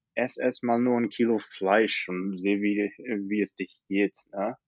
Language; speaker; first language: German; non-native, fluent; English